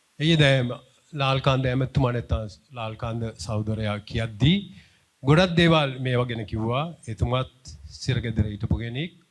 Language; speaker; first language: Sinhala; non-native, local second language; Tamil